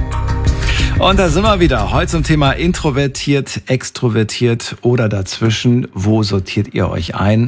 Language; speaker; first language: German; native; German